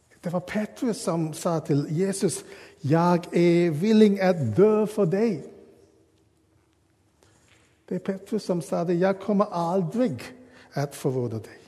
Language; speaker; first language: Swedish; non-native, learner; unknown